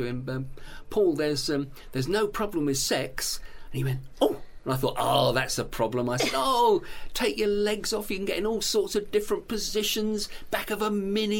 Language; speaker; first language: English; native; English